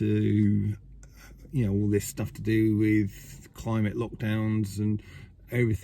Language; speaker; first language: English; native; English